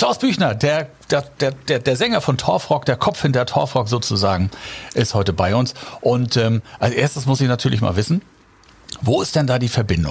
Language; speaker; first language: German; native; German